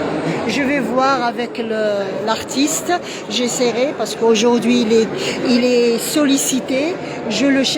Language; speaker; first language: French; non-native, local second language; Arabic